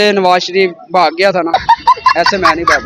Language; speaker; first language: Hindi; non-native, local second language; Punjabi